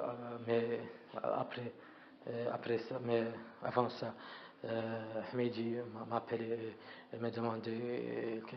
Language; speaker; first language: French; non-native, learner; Arabic